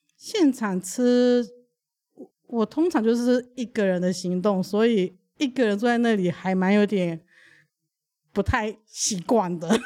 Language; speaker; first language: Chinese; early bilingual, other home language; Burmese